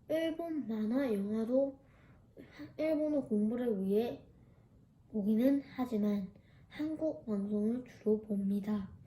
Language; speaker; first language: Korean; early bilingual, heritage; Korean